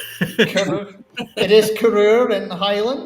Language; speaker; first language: English; native; English